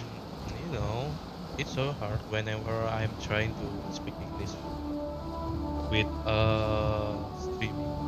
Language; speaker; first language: English; non-native, learner; Indonesian